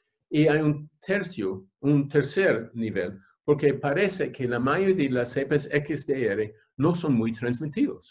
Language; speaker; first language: Spanish; non-native, fluent; English